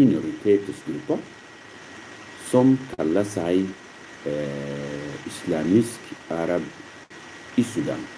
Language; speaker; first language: Swedish; non-native, learner; Arabic